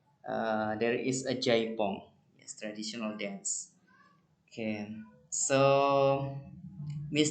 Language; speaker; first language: English; non-native, learner; Indonesian